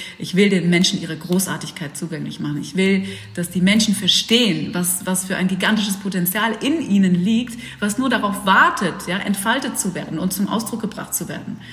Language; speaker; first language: German; early bilingual, other home language; Dutch